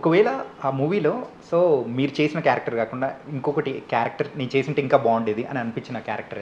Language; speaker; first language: Telugu; native; Telugu